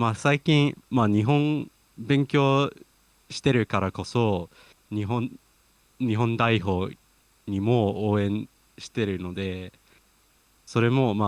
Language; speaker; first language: Japanese; non-native, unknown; English